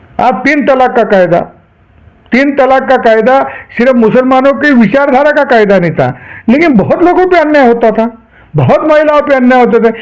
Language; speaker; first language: Hindi; non-native, local second language; Marathi